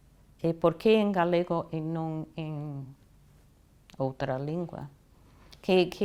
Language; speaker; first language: Galician; non-native, fluent; English